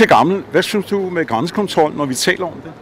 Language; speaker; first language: Danish; native; Danish